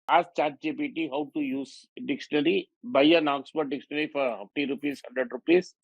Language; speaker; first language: English; non-native, local second language; Tamil